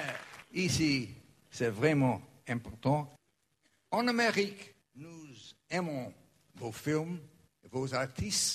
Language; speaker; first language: French; non-native, fluent; English